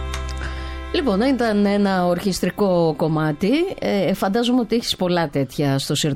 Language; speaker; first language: Greek; native; Greek